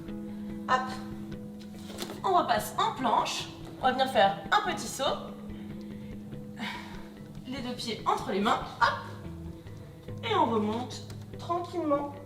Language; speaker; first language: French; native; French